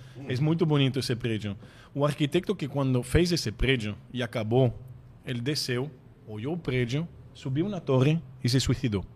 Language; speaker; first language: Portuguese; non-native, fluent; French